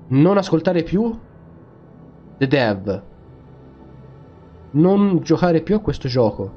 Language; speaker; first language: Italian; native; Italian